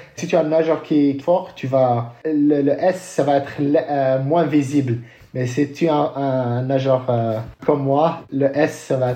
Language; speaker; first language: French; non-native, local second language; Arabic